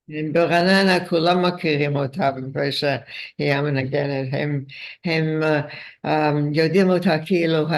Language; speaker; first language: Hebrew; non-native, fluent; Yiddish